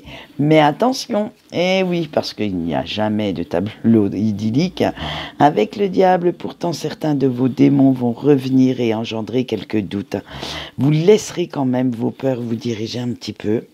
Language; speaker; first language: French; native; French